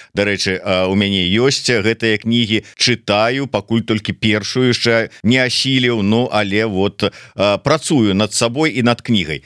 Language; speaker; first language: Belarusian; native; Belarusian